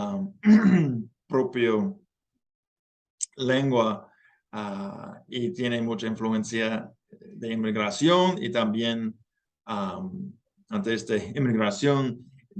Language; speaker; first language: Spanish; non-native, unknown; English